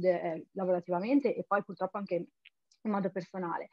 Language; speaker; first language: Italian; native; Italian